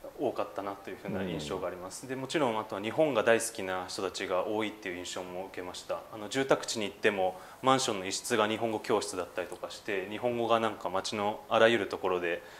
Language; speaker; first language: Japanese; native; Japanese